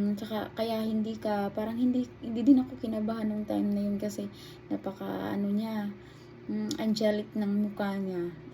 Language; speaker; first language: Filipino; non-native, local second language; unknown